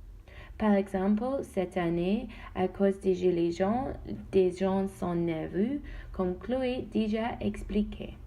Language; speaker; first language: French; non-native, learner; Dutch